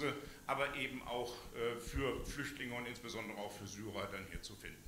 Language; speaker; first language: German; native; German